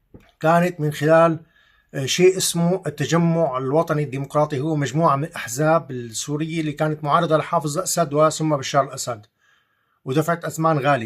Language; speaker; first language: Arabic; native; Arabic